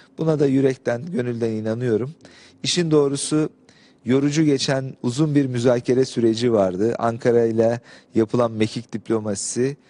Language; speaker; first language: Turkish; native; Turkish